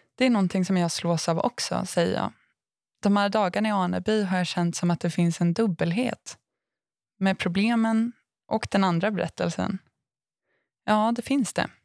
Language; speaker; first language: Swedish; native; Swedish